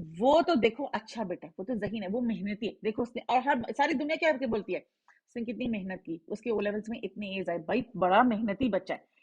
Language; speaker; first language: Hindi; native; Hindi